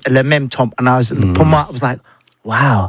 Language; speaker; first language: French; non-native, learner; English